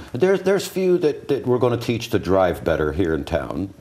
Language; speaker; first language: English; early bilingual, other home language; Armenian